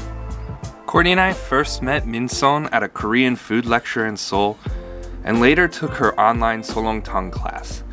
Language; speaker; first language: English; non-native, fluent; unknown